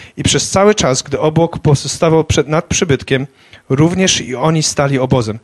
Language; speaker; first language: Polish; native; Polish